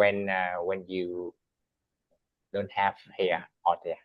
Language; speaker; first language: English; non-native, learner; Vietnamese